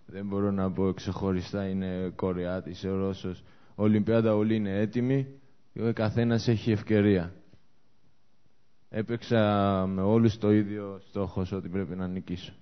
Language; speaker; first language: Greek; non-native, fluent; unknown